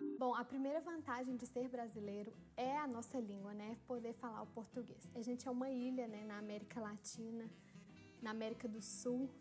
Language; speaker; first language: Portuguese; native; Portuguese